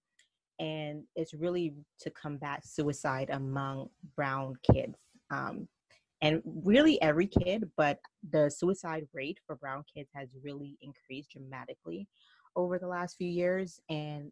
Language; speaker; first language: English; native; English